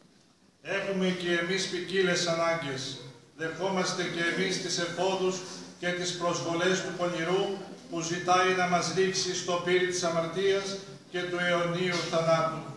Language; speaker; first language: Greek; native; Greek